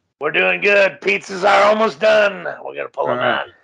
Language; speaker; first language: English; native; English